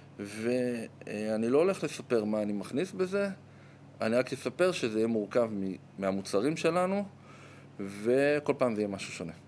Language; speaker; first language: Hebrew; native; Hebrew